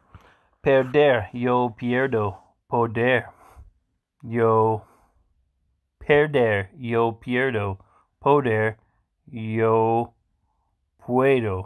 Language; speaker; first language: Spanish; non-native, learner; English